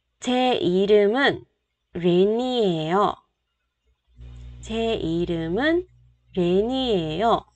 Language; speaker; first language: Korean; non-native, fluent; Vietnamese